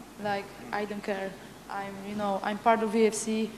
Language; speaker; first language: English; non-native, fluent; Polish